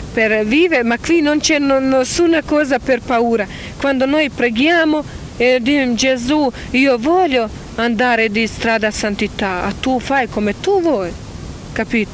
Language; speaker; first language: Italian; non-native, learner; Croatian